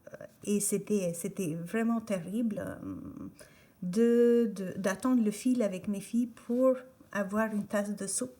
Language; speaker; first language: French; non-native, fluent; Albanian